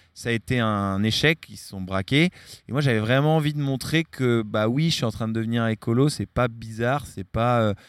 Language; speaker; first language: French; native; French